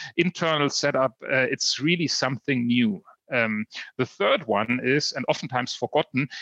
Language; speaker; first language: English; non-native, fluent; German